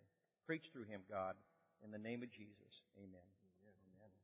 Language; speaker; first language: English; native; English